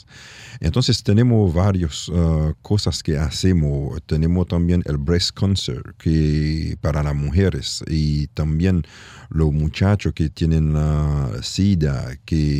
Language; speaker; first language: Spanish; non-native, learner; French